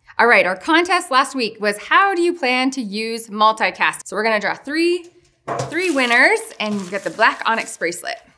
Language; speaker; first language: English; native; English